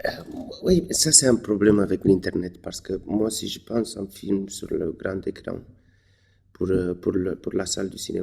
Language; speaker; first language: French; non-native, fluent; Romanian